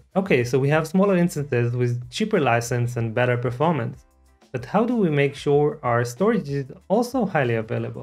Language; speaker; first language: English; non-native, fluent; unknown